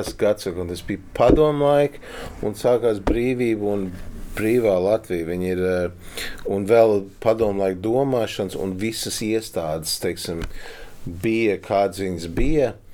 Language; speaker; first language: Latvian; early bilingual, heritage; Latvian